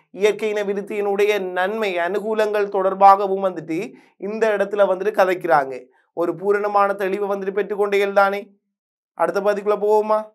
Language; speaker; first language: Tamil; native; Tamil